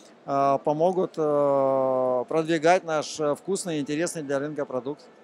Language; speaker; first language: Russian; native; Russian